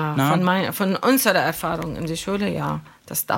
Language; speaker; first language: German; non-native, learner; Arabic